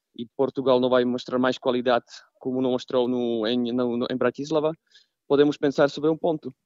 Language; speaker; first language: Portuguese; non-native, fluent; Slovak